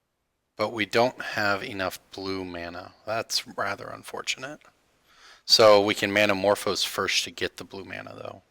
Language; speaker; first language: English; native; English